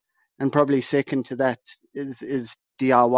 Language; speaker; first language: English; native; English